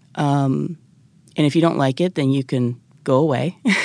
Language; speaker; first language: English; early bilingual, other home language; Japanese